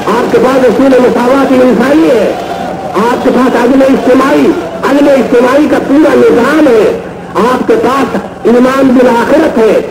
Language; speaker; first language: Urdu; native; Urdu